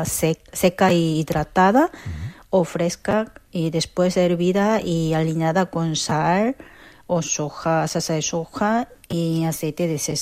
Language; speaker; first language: Spanish; non-native, fluent; Korean